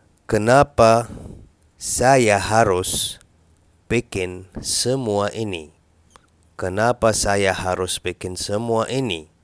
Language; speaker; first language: Indonesian; non-native, fluent; Arabic